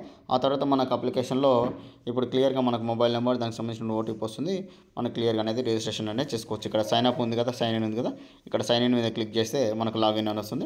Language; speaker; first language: Telugu; native; Telugu